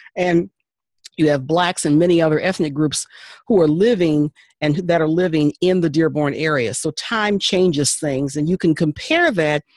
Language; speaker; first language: English; native; English